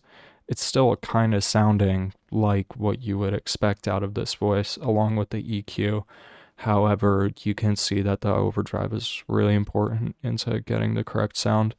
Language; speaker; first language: English; native; English